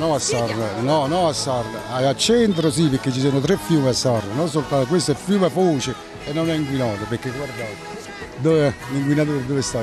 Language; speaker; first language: Italian; native; Italian